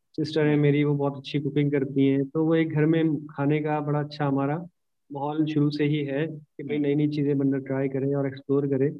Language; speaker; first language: Urdu; native; Urdu